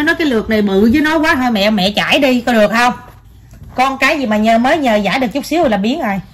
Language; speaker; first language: Vietnamese; native; Vietnamese